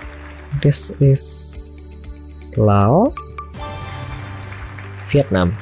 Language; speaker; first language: English; non-native, learner; Indonesian